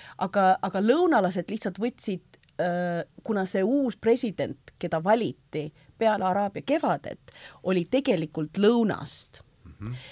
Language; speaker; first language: Estonian; early bilingual, heritage; Estonian